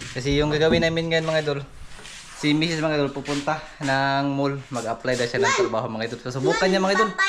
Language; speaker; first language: Filipino; non-native, local second language; Cebuano